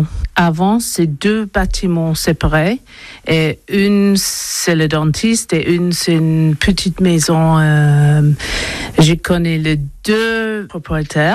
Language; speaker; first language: French; non-native, learner; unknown